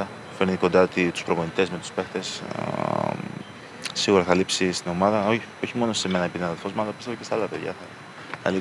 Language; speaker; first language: Greek; early bilingual, other home language; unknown